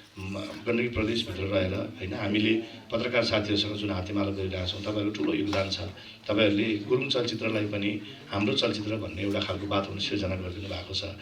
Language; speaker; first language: Nepali; non-native, local second language; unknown